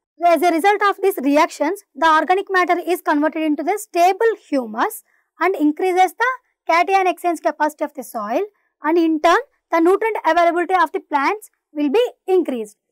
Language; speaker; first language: English; non-native, local second language; Telugu